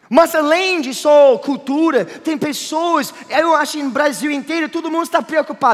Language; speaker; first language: Portuguese; non-native, fluent; English